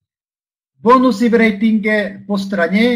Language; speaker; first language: Russian; non-native, learner; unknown